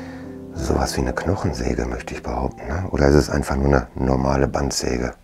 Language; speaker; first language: German; native; German